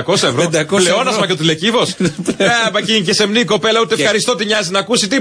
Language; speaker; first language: Greek; native; Greek